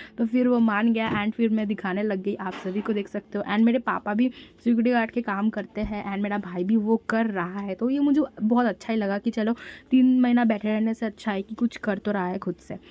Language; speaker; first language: Hindi; non-native, local second language; Bangla